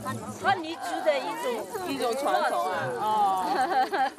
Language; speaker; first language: Chinese; non-native, learner; Korean